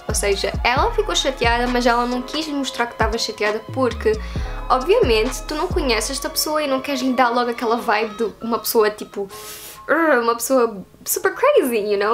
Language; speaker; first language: Portuguese; early bilingual, heritage; Portuguese